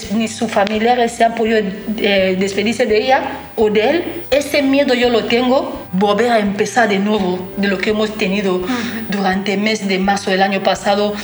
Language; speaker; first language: Spanish; non-native, fluent; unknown